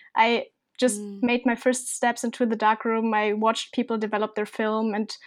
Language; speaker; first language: English; non-native, fluent; German